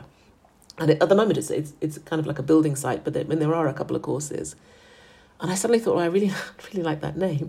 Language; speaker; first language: English; native; English